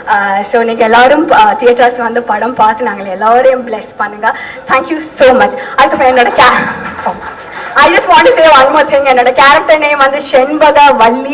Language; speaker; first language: Tamil; non-native, learner; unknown